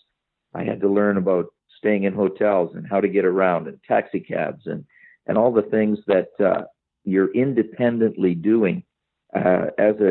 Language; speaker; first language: English; native; English